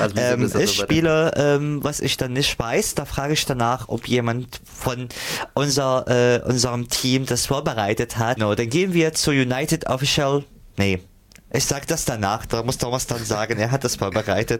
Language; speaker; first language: German; non-native, fluent; Arabic